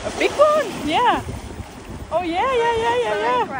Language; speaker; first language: English; non-native, learner; German